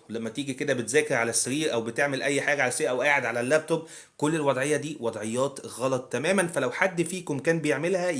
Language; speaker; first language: Arabic; native; Arabic